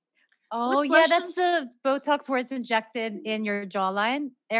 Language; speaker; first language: English; non-native, local second language; Filipino